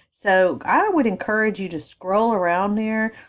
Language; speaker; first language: English; native; English